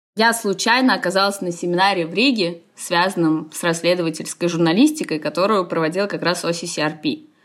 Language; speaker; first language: Russian; native; Russian